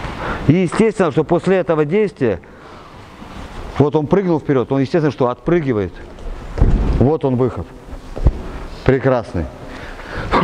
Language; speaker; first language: Russian; native; Russian